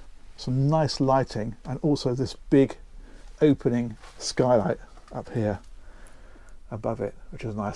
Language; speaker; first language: English; native; English